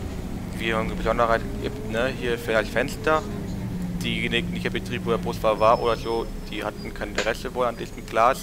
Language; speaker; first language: German; native; German